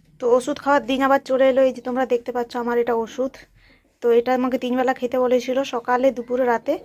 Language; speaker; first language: Bangla; native; Bangla